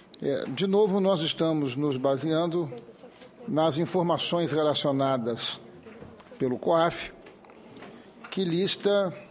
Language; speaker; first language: Portuguese; native; Portuguese